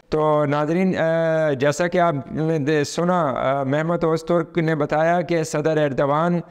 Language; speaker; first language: Urdu; native; Urdu